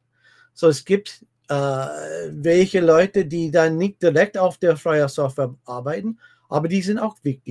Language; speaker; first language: German; non-native, fluent; English